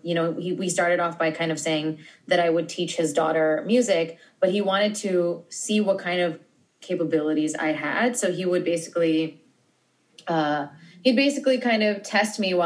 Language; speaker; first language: English; native; English